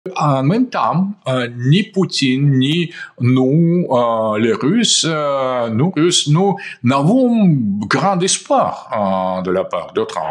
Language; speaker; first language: French; non-native, fluent; Russian